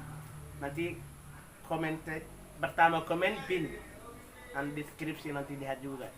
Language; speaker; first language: Indonesian; non-native, learner; Somali